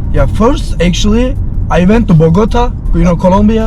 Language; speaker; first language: English; non-native, learner; Turkish